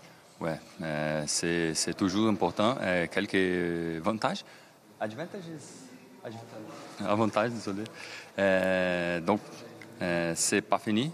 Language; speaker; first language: French; non-native, learner; Portuguese